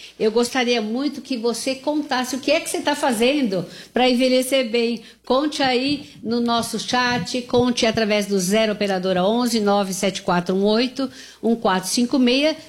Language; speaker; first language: Portuguese; native; Portuguese